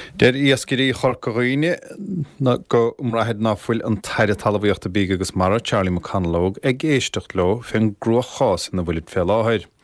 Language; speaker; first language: Irish; native; Irish